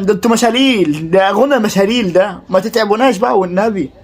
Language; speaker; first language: Arabic; native; Arabic